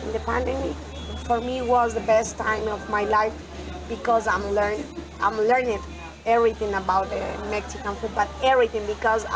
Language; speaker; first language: English; non-native, learner; Spanish